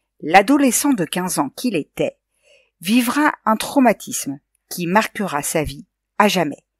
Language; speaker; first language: French; native; French